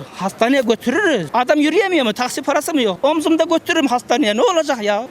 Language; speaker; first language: Turkish; native; Turkish